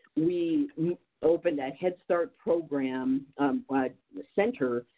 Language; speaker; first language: English; native; English